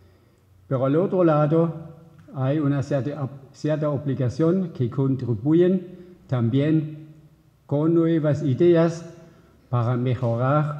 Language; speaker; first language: Spanish; non-native, fluent; German